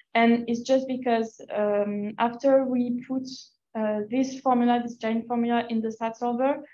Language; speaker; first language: English; non-native, fluent; French